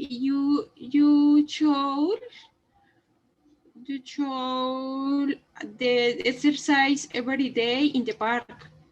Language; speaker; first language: English; non-native, learner; Spanish